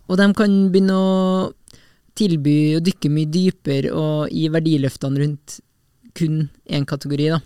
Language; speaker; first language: Norwegian; native; Norwegian